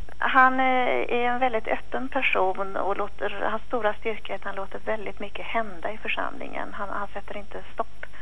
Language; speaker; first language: Swedish; native; Swedish